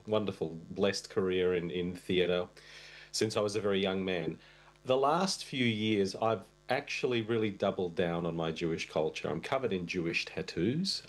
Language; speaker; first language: English; non-native, fluent; Russian